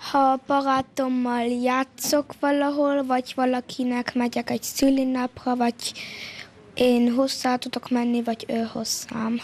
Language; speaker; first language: Hungarian; early bilingual, heritage; Hungarian